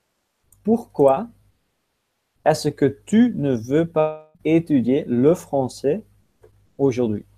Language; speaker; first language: French; non-native, fluent; Dutch